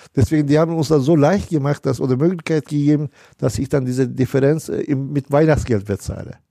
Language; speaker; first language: German; non-native, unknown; Turkish